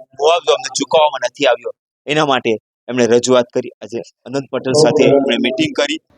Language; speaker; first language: Gujarati; native; Gujarati